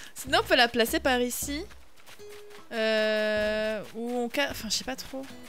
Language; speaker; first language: French; native; French